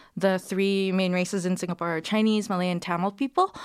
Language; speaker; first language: English; native; English